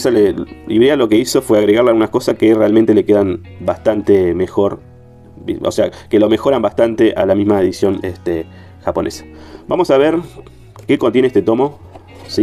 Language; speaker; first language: Spanish; native; Spanish